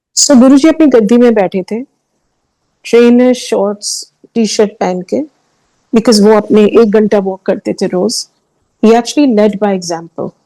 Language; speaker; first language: Hindi; early bilingual, heritage; Hindi